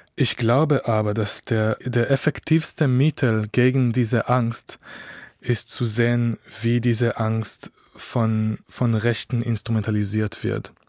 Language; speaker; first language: German; non-native, fluent; Hebrew